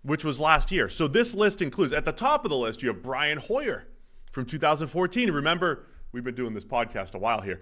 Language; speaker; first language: English; native; English